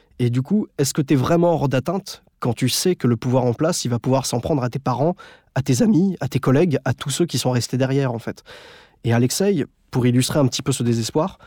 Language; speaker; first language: French; native; French